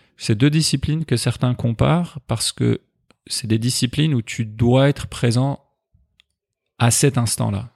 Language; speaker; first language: French; early bilingual, other home language; Persian